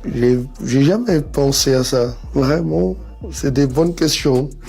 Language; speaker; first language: French; non-native, fluent; Portuguese